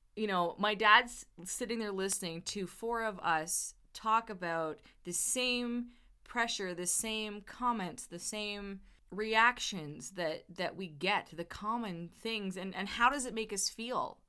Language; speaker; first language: English; native; English